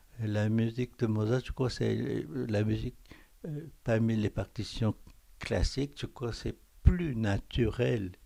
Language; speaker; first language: French; non-native, fluent; Korean